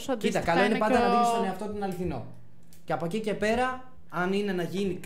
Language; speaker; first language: Greek; native; Greek